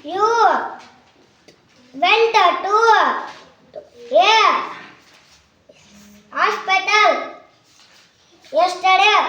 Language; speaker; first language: English; non-native, learner; Telugu